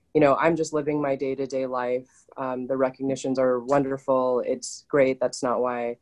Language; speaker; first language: English; native; English